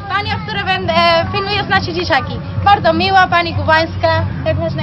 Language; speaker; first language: Polish; non-native, learner; Spanish